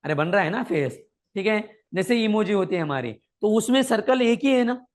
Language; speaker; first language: Hindi; non-native, local second language; Marathi